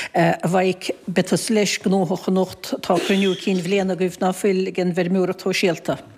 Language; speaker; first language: Irish; native; Irish